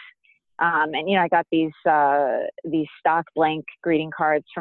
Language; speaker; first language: English; native; English